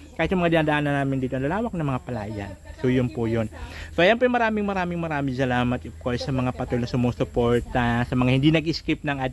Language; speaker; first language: Filipino; native; Filipino